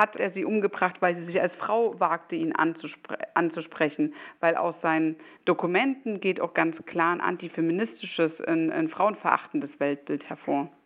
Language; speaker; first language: German; native; German